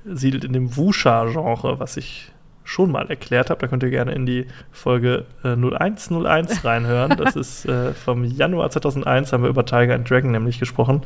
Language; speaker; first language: German; native; German